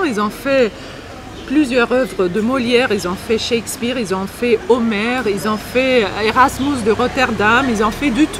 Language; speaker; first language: French; non-native, fluent; German